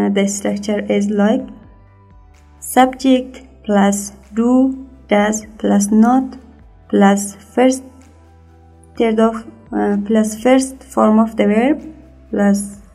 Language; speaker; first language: English; non-native, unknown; Persian